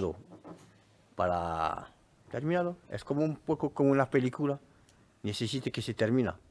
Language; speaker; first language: Spanish; non-native, learner; French